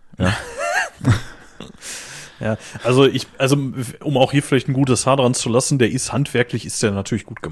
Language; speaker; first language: German; native; German